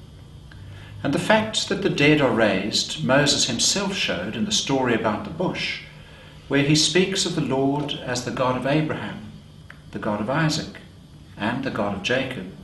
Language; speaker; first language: English; native; English